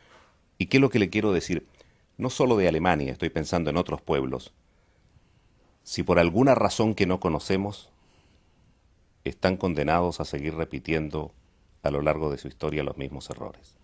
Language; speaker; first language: Spanish; native; Spanish